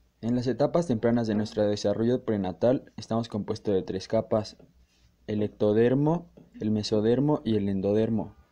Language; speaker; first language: Spanish; native; Spanish